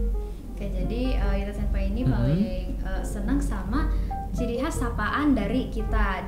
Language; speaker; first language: Indonesian; native; Indonesian